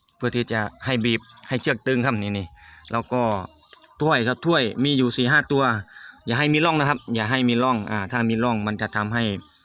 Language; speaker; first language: Thai; native; Thai